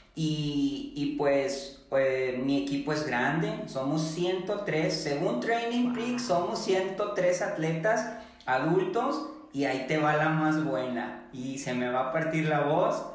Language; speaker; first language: Spanish; native; Spanish